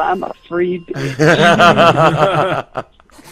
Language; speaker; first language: English; native; English